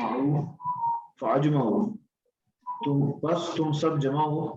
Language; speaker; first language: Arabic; non-native, learner; Urdu